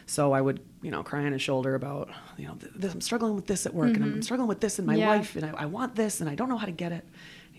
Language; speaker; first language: English; native; English